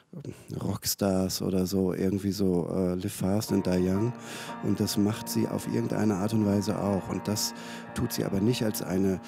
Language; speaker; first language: German; native; German